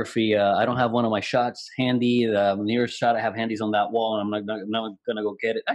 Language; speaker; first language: English; non-native, fluent; Spanish